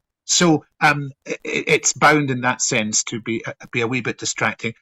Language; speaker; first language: English; native; English